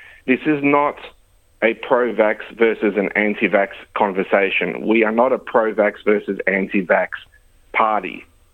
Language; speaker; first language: English; early bilingual, other home language; Greek